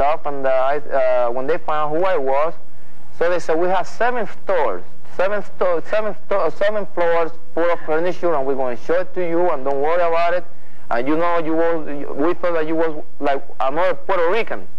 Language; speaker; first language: English; non-native, fluent; Spanish